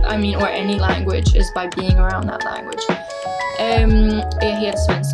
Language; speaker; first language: English; early bilingual, other home language; Swedish